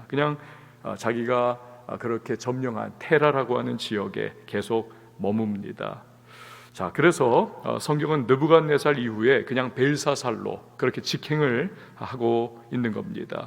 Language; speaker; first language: Korean; native; Korean